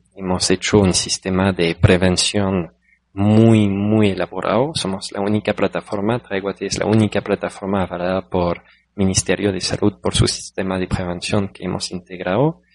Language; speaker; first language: Spanish; non-native, fluent; French